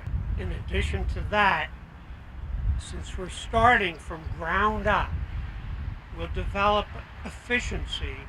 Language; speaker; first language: English; native; English